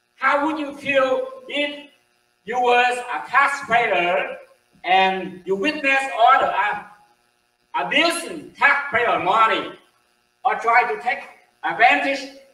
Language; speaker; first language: English; non-native, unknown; Vietnamese